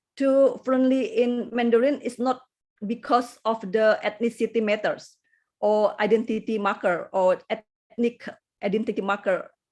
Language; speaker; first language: English; non-native, fluent; Indonesian